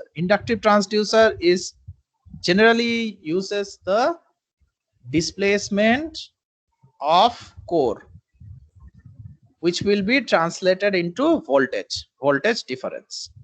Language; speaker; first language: English; non-native, local second language; Bangla